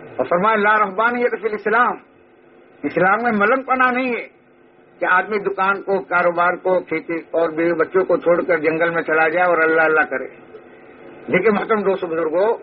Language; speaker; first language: Urdu; native; Urdu